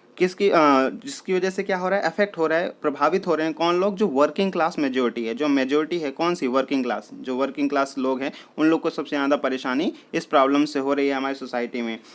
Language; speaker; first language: Hindi; native; Hindi